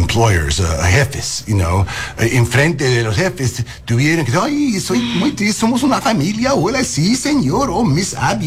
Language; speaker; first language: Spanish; non-native, learner; English